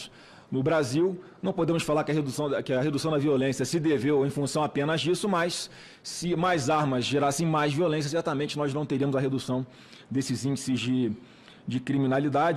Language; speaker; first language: Portuguese; native; Portuguese